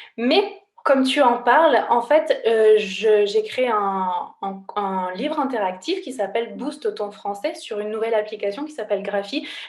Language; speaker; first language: French; native; French